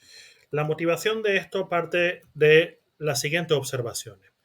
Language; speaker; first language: Spanish; native; Spanish